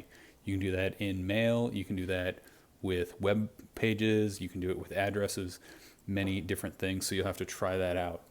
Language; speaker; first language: English; native; English